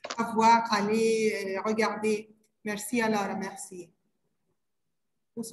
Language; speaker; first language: French; non-native, learner; Arabic